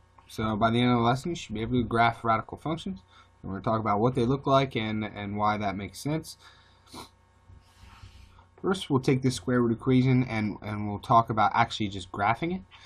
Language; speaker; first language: English; native; English